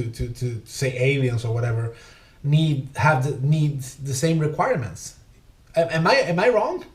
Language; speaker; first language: English; native; English